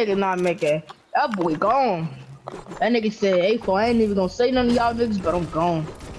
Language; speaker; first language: English; native; English